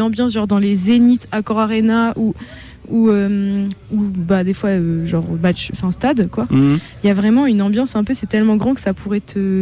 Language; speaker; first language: French; native; French